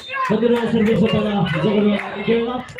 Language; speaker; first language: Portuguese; non-native, local second language; Tetum